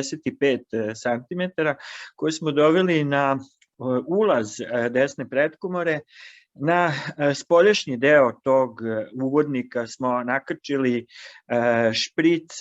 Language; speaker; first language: Serbian; native; Serbian